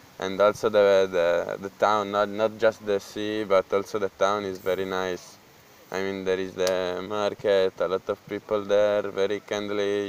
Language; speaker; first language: English; non-native, learner; Italian